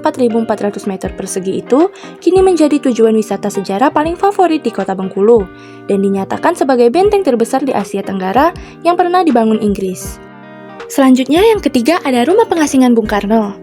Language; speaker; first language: Indonesian; native; Indonesian